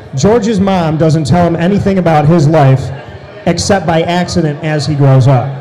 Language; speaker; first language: English; early bilingual, other home language; Italian